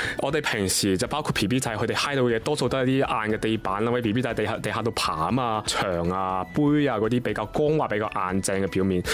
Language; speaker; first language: Chinese; non-native, local second language; Cantonese